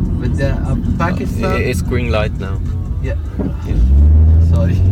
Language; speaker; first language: English; non-native, learner; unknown